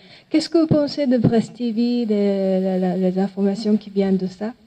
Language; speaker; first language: French; non-native, learner; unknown